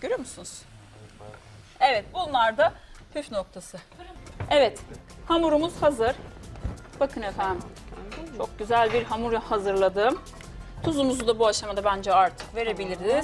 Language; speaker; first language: Turkish; native; Turkish